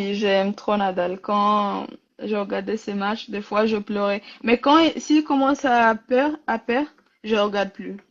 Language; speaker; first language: French; non-native, learner; Rundi